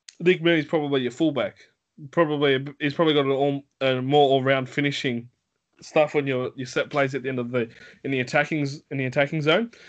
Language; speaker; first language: English; native; English